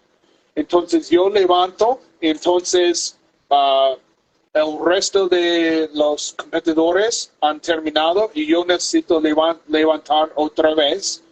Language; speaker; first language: Spanish; non-native, fluent; English